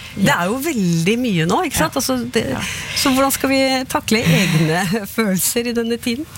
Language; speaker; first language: Norwegian; native; Norwegian